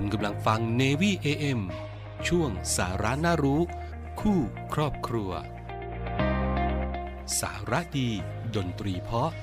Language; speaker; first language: Thai; native; Thai